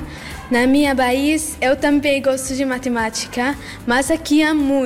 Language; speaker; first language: Portuguese; non-native, learner; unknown